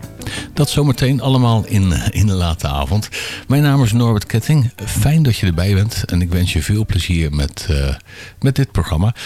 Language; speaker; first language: Dutch; native; Dutch